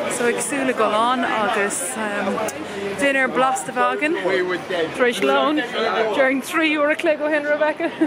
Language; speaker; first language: Irish; non-native, local second language; English